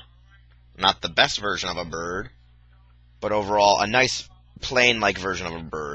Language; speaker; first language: English; native; English